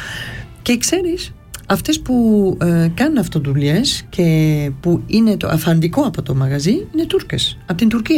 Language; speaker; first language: Greek; early bilingual, heritage; Greek